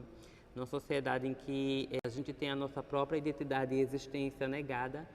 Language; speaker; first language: Portuguese; native; Portuguese